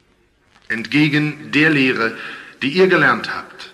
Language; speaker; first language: German; native; German